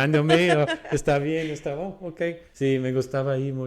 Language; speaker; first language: Spanish; non-native, fluent; English